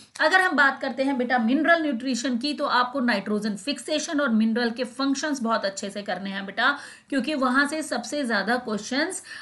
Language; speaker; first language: Hindi; native; Hindi